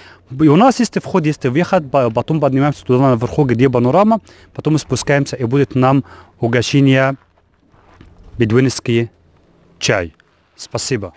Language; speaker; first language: Russian; non-native, learner; Arabic